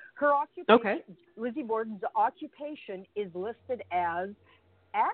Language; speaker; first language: English; native; English